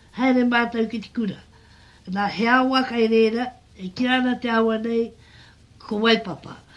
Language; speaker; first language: Māori; native; Māori